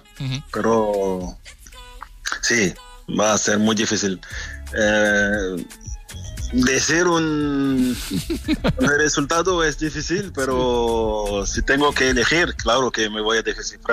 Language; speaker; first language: Spanish; non-native, fluent; French